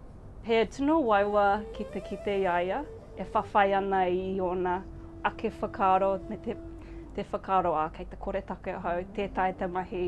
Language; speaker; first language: Māori; non-native, local second language; English